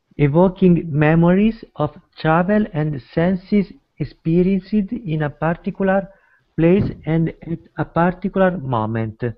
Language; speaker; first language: English; non-native, learner; Italian